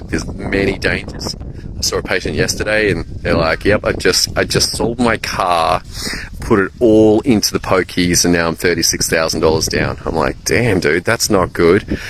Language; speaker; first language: English; native; English